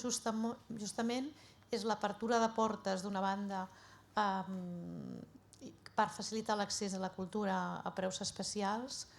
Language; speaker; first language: Catalan; native; Catalan